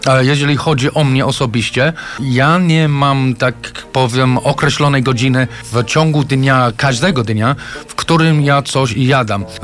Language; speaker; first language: Polish; non-native, fluent; English